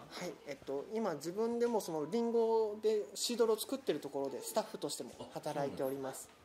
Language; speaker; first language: Japanese; native; Japanese